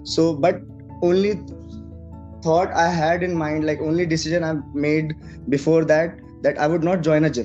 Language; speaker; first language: English; non-native, local second language; Hindi